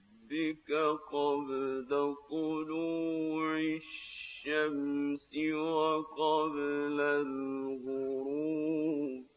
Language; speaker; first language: Arabic; native; Arabic